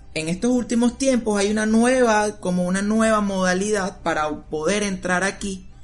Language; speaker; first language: Spanish; native; Spanish